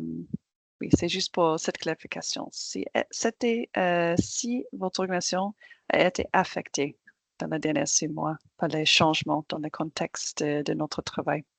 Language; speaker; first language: French; non-native, fluent; English